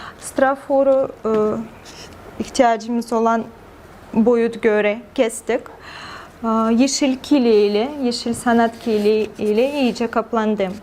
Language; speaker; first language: Turkish; non-native, fluent; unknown